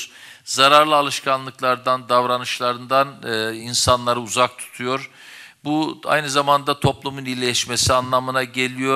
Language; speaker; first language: Turkish; native; Turkish